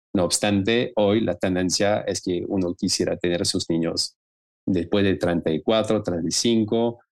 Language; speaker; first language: Spanish; non-native, fluent; French